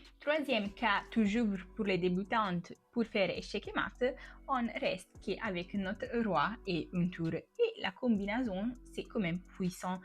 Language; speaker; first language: French; non-native, fluent; Italian